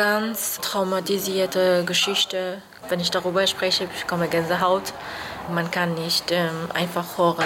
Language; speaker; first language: German; non-native, learner; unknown